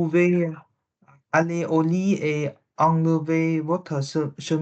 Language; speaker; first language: French; non-native, learner; Vietnamese